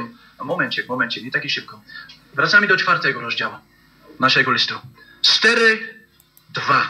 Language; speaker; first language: Polish; non-native, fluent; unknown